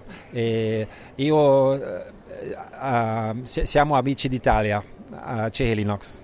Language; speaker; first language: Italian; non-native, learner; German